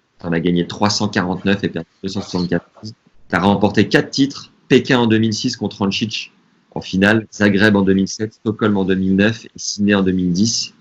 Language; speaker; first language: French; native; French